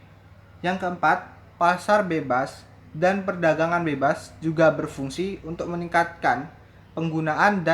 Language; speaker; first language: Indonesian; native; Indonesian